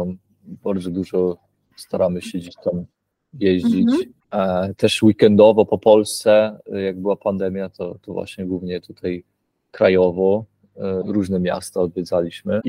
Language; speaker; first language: Polish; early bilingual, heritage; Polish